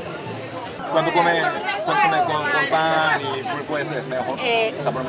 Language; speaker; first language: Spanish; non-native, learner; Korean